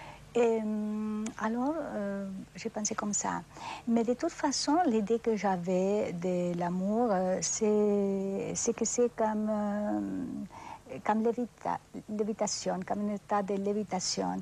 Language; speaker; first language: French; non-native, fluent; Spanish